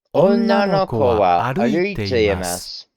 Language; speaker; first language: Japanese; non-native, learner; English